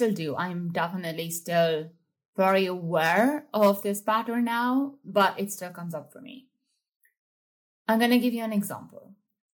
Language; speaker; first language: English; non-native, local second language; Hindi